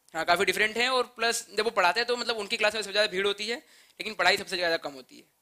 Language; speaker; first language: Hindi; native; Hindi